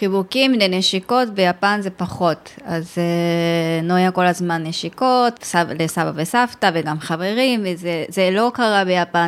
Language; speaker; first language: Hebrew; non-native, learner; Japanese